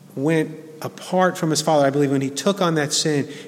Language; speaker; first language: English; native; English